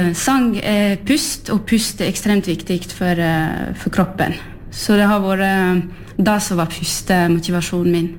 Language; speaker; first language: Norwegian; early bilingual, heritage; French